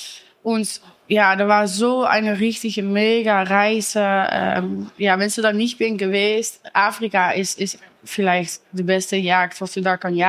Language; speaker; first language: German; non-native, learner; Dutch